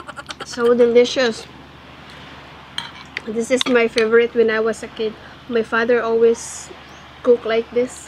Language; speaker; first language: English; non-native, learner; Cebuano